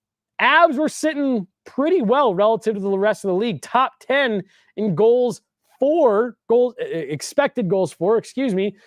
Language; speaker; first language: English; native; English